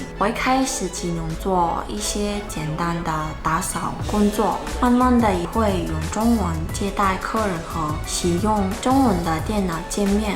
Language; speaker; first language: Chinese; non-native, fluent; Mongolian